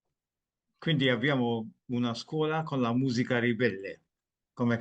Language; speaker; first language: Italian; non-native, fluent; Maltese